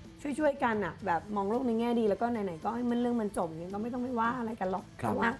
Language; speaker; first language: Thai; native; Thai